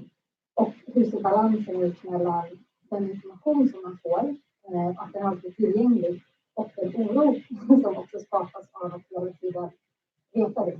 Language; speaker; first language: Swedish; native; Swedish